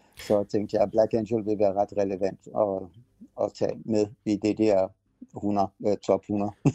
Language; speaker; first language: Danish; non-native, fluent; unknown